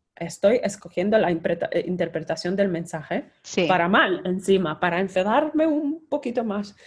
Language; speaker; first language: Spanish; non-native, fluent; Polish